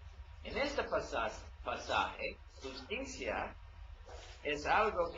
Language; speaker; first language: Spanish; non-native, learner; English